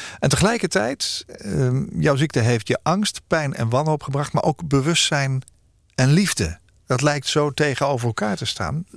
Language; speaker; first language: Dutch; native; Dutch